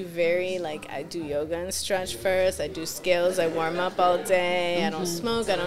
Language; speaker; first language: English; early bilingual, other home language; Spanish